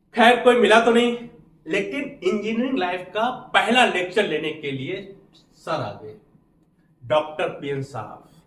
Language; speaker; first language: Hindi; native; Hindi